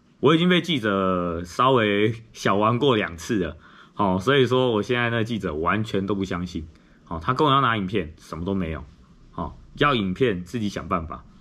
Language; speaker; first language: Chinese; native; Chinese